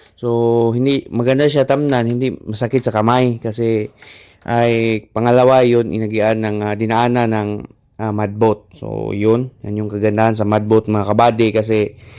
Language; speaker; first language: Filipino; non-native, local second language; Cebuano